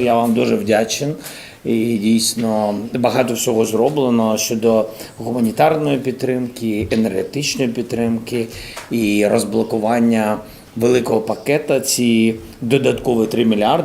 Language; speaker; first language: Ukrainian; non-native, local second language; Russian